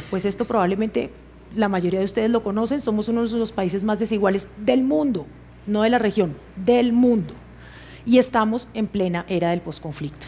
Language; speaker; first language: Spanish; native; Spanish